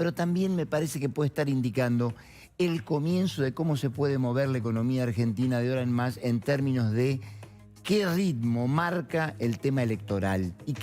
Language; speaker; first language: Spanish; native; Spanish